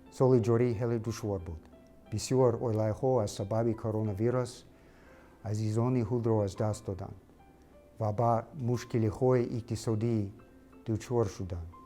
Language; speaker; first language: Tajik; non-native, learner; English